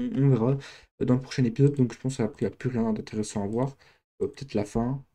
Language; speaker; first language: French; native; French